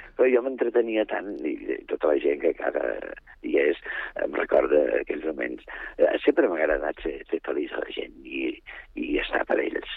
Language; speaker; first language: Catalan; native; Catalan